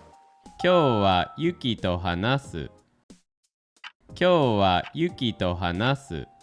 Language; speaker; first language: Japanese; non-native, fluent; English